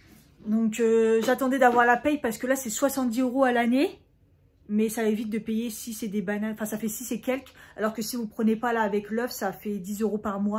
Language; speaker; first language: French; native; French